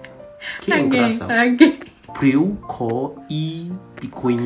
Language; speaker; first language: Portuguese; non-native, learner; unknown